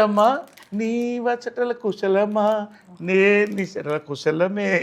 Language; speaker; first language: Telugu; native; Telugu